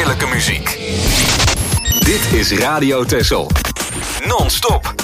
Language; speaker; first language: Dutch; native; Dutch